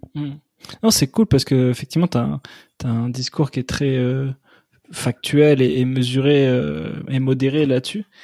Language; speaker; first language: French; native; French